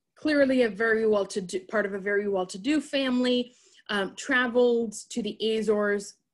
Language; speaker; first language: English; native; English